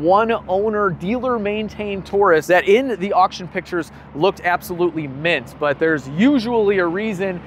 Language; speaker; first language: English; native; English